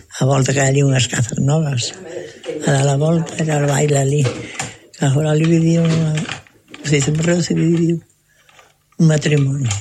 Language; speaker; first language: Galician; native; Galician